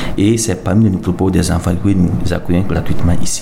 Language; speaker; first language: French; non-native, local second language; Mossi